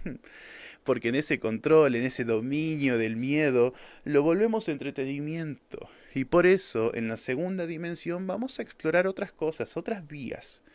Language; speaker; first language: Spanish; native; Spanish